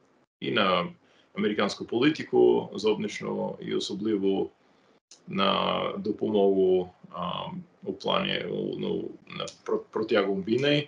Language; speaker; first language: Ukrainian; non-native, fluent; English